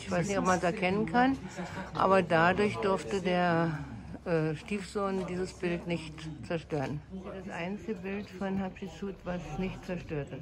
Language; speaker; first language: German; native; German